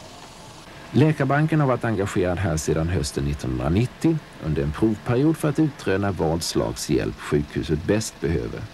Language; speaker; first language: Swedish; native; Swedish